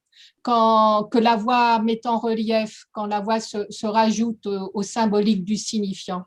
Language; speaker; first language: French; native; French